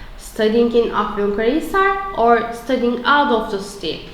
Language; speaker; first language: English; non-native, fluent; Turkish